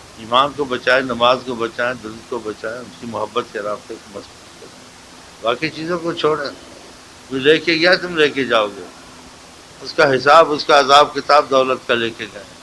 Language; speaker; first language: Urdu; non-native, local second language; Saraiki